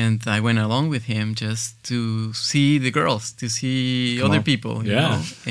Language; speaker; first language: English; non-native, fluent; Spanish